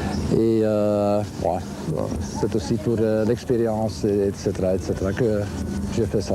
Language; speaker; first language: French; non-native, local second language; Dutch